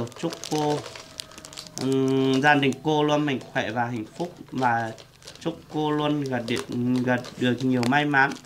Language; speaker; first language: Vietnamese; non-native, local second language; Hmong